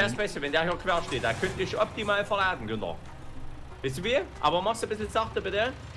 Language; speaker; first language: German; native; German